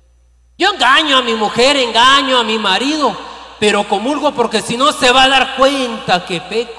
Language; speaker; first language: Spanish; native; Spanish